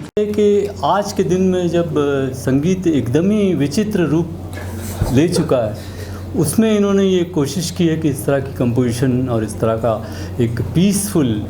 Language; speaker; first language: Hindi; native; Hindi